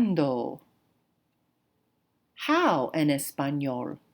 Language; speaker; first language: Spanish; non-native, fluent; English